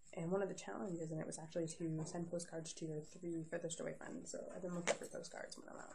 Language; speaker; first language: English; native; English